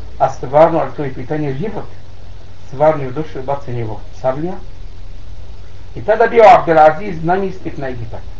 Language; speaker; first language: Bosnian; non-native, learner; Arabic